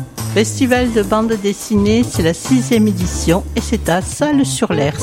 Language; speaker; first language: French; native; French